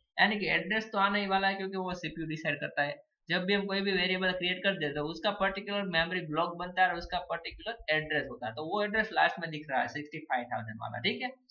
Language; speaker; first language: Hindi; non-native, local second language; Gujarati